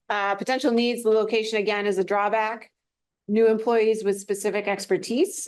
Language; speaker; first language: English; native; English